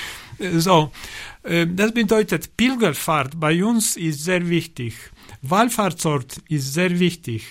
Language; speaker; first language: German; non-native, learner; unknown